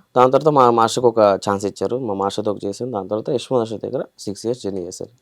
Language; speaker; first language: Telugu; native; Telugu